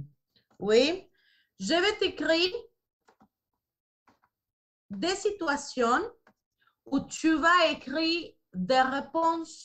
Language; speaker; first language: French; non-native, fluent; Spanish